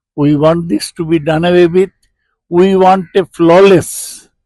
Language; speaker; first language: English; non-native, local second language; Bangla